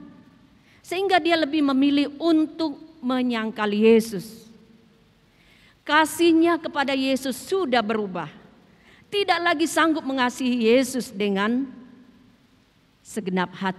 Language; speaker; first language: Indonesian; native; Indonesian